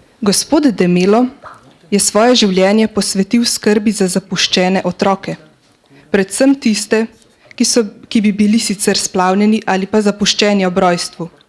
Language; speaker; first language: Slovenian; native; Slovenian